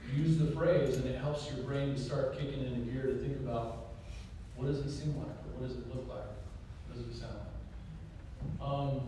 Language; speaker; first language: English; native; English